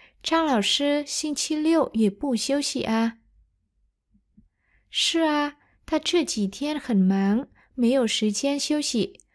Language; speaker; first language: Chinese; non-native, fluent; Vietnamese